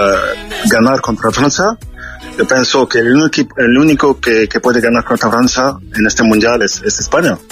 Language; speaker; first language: Spanish; non-native, fluent; French